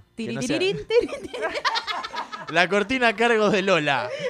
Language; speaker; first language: Spanish; native; Spanish